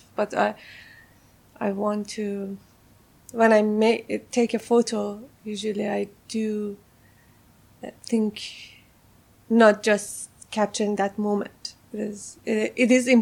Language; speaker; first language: English; non-native, fluent; Persian